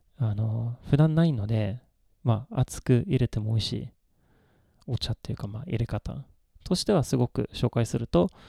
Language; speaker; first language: Japanese; non-native, fluent; Swedish